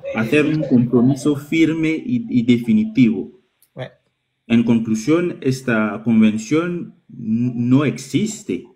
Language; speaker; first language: Spanish; non-native, learner; French